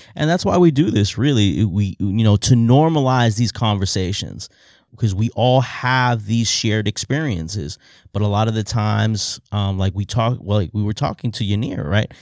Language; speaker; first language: English; native; English